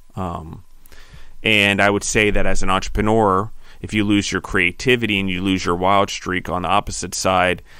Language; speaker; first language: English; native; English